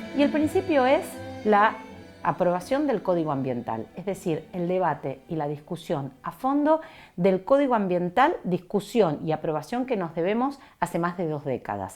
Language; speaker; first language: Spanish; native; Spanish